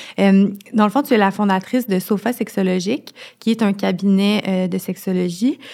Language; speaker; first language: French; native; French